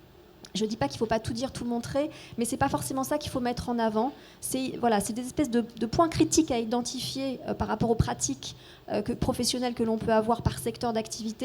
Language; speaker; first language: French; native; French